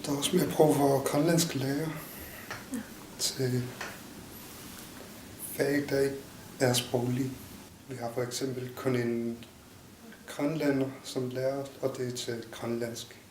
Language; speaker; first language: Danish; non-native, local second language; Kalaallisut